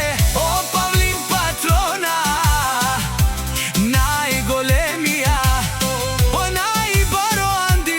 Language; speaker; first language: Bulgarian; non-native, local second language; Romany